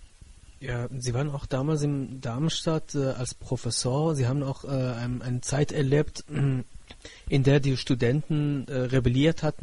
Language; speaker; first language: German; non-native, fluent; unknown